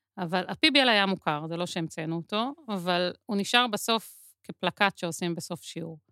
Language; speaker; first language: Hebrew; native; Hebrew